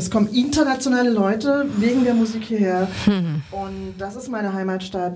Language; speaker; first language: German; native; German